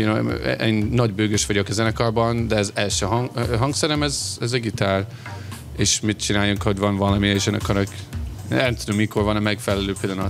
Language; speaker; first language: Hungarian; non-native, fluent; English